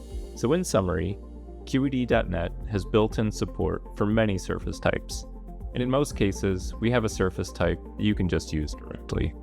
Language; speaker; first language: English; native; English